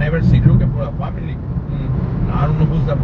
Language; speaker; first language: English; non-native, learner; Spanish